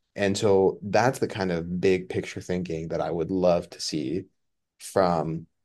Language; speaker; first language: English; non-native, fluent; Spanish